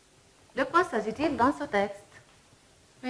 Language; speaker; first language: French; non-native, fluent; Arabic